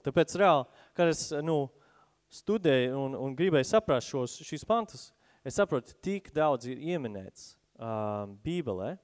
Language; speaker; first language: Latvian; non-native, fluent; English